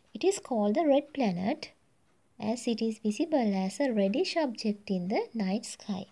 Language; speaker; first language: English; non-native, local second language; Sinhala